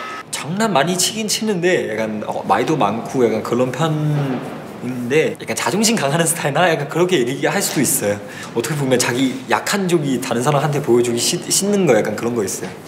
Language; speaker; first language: Korean; non-native, fluent; Chinese